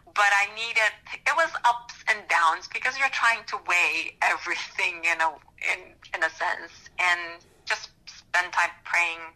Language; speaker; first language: English; non-native, fluent; Romanian